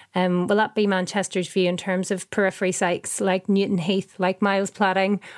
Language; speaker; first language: English; native; English